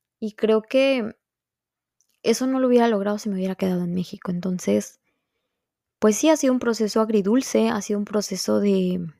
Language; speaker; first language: Spanish; native; Spanish